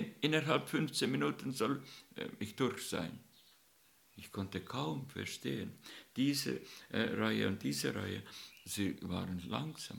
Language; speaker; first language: German; non-native, learner; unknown